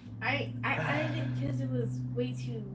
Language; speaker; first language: English; native; English